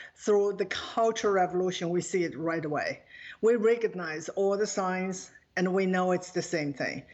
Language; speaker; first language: English; non-native, fluent; Chinese